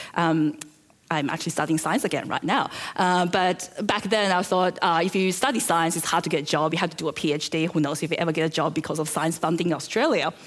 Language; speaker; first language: English; early bilingual, other home language; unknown